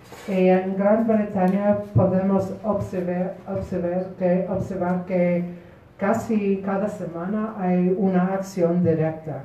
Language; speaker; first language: Spanish; non-native, fluent; Polish